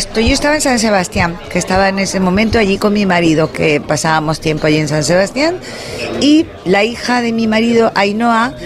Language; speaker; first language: Spanish; native; Spanish